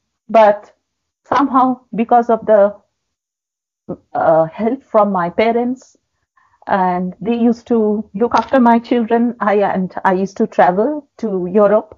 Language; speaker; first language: English; non-native, local second language; Bangla